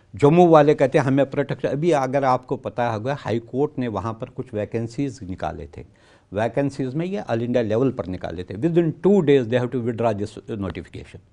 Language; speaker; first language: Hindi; non-native, local second language; Kashmiri